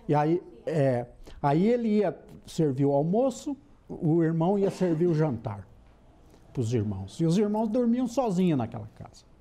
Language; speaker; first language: Portuguese; native; Portuguese